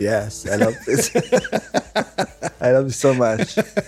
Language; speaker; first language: English; non-native, learner; Italian